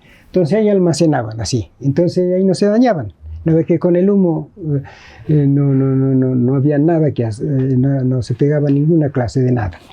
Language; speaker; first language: Spanish; native; Spanish